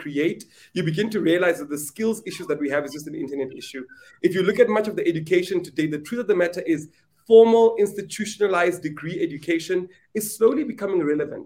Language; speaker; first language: English; non-native, local second language; Venda